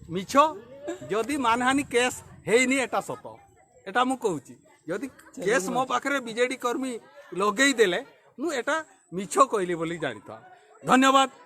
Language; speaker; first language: Odia; non-native, local second language; Santali